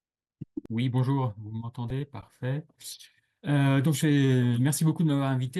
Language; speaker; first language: French; native; French